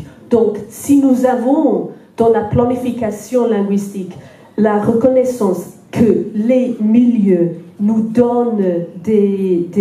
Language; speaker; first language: French; non-native, fluent; Welsh